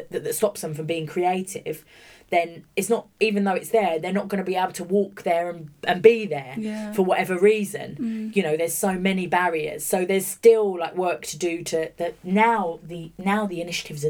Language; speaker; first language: English; native; English